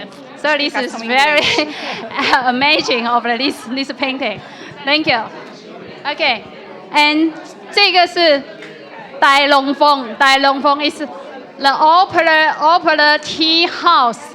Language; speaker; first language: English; non-native, learner; Chinese